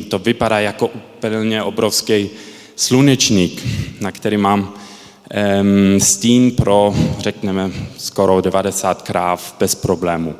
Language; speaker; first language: Czech; early bilingual, heritage; Czech